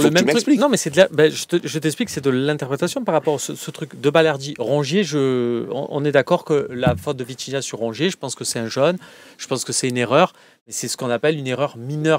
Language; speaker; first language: French; native; French